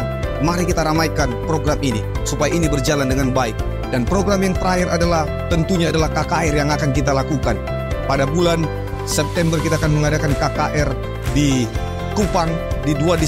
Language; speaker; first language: Indonesian; native; Indonesian